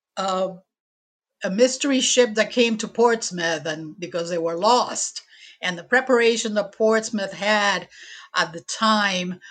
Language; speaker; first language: English; non-native, fluent; Spanish